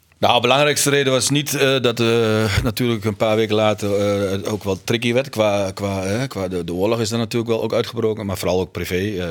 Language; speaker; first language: Dutch; native; Dutch